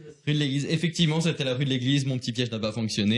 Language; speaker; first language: French; native; French